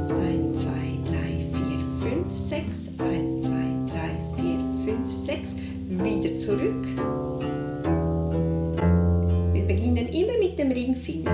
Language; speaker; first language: German; native; German